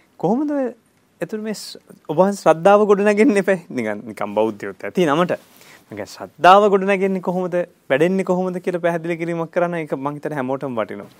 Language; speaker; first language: Sinhala; native; Sinhala